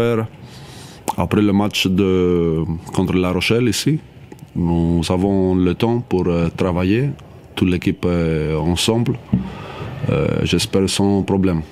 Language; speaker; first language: French; non-native, learner; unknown